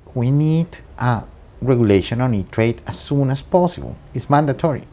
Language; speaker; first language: English; non-native, fluent; Spanish